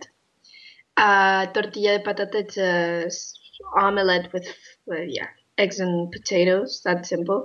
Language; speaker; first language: English; non-native, fluent; Spanish